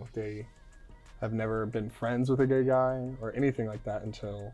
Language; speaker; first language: English; native; English